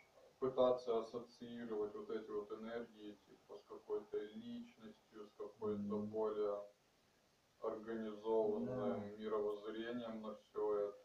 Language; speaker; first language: Russian; native; Russian